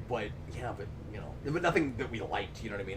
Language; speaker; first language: English; native; English